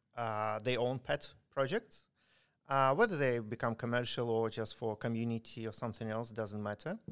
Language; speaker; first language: English; non-native, fluent; Ukrainian